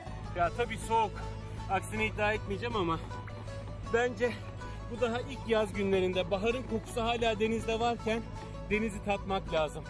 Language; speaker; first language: Turkish; native; Turkish